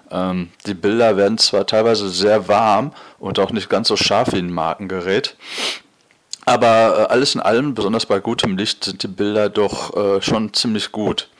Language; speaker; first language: German; native; German